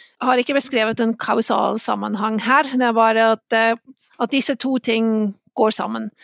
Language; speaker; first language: Norwegian; non-native, fluent; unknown